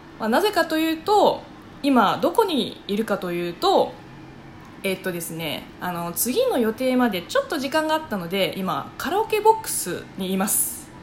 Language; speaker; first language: Japanese; non-native, fluent; Chinese